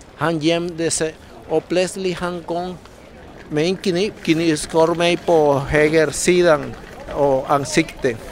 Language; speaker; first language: Swedish; non-native, learner; Spanish